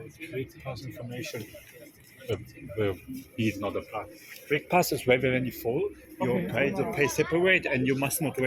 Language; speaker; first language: English; non-native, learner; German